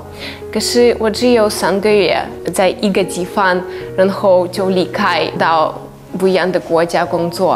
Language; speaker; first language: Chinese; non-native, fluent; Russian